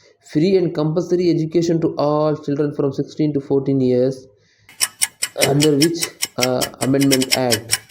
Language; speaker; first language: English; non-native, local second language; Tamil